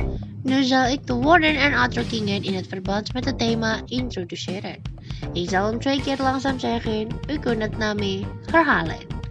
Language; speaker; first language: Dutch; non-native, learner; Indonesian